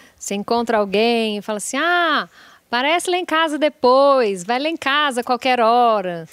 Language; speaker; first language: Portuguese; native; Portuguese